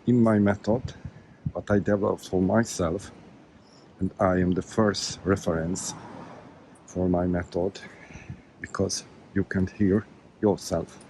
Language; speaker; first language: English; non-native, learner; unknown